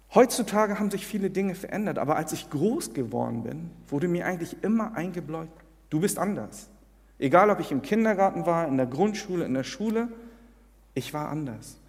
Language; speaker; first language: German; early bilingual, other home language; Korean